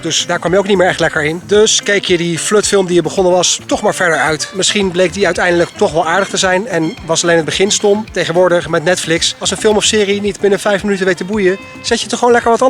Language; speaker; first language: Dutch; native; Dutch